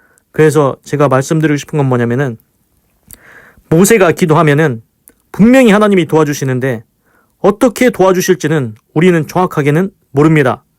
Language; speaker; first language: Korean; native; Korean